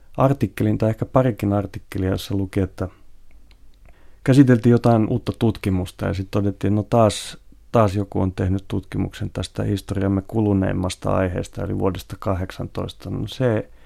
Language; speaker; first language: Finnish; non-native, local second language; Swedish